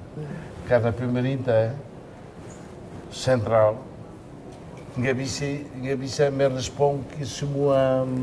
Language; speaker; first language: Indonesian; non-native, fluent; Tetum